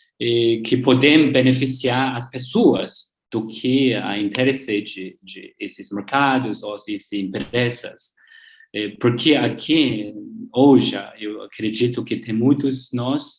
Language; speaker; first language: Portuguese; non-native, learner; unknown